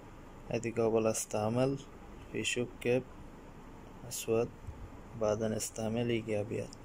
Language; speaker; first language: Arabic; non-native, learner; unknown